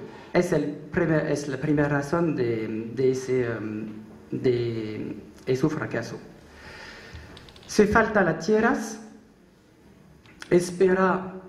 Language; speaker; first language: Spanish; non-native, learner; French